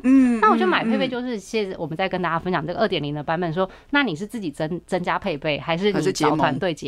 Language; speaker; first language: Chinese; native; Chinese